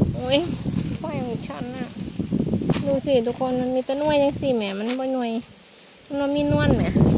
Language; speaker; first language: Thai; native; Thai